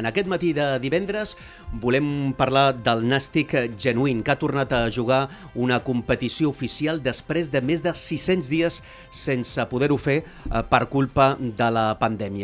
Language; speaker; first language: Catalan; native; Catalan